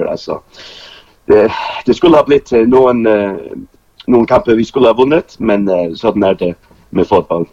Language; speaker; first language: Danish; non-native, local second language; Faroese